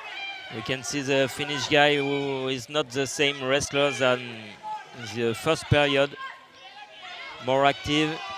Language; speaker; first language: English; non-native, learner; French